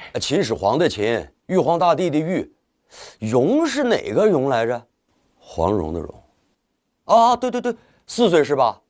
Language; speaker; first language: Chinese; native; Chinese